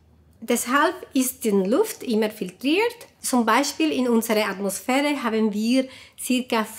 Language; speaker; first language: German; non-native, fluent; Spanish